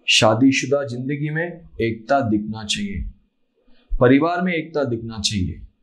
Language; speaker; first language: Hindi; non-native, local second language; Malayalam